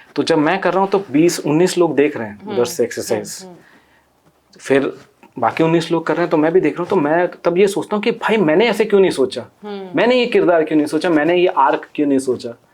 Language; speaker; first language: Hindi; non-native, local second language; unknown